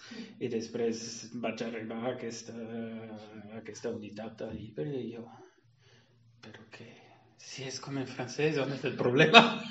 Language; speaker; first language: Catalan; non-native, fluent; German